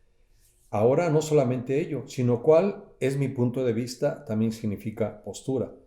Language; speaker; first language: Spanish; native; Spanish